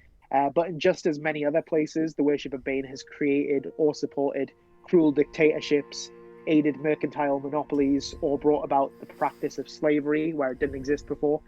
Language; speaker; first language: English; native; English